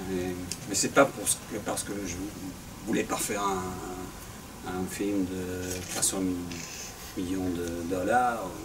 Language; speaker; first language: French; non-native, fluent; English